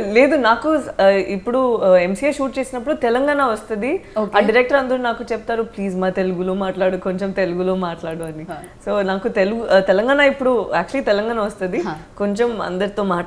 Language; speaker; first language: Telugu; non-native, local second language; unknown